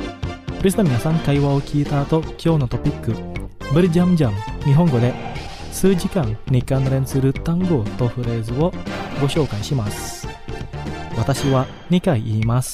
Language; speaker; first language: Japanese; non-native, fluent; Indonesian